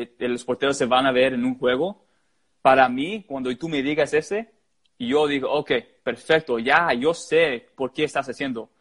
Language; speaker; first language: Spanish; early bilingual, heritage; English